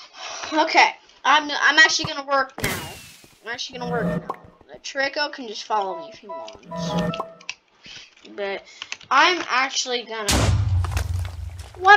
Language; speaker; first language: English; native; English